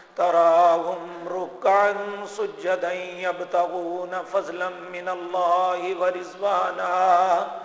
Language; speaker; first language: Urdu; native; Urdu